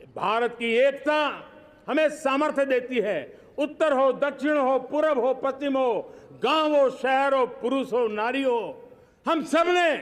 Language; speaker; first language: Hindi; non-native, local second language; Gujarati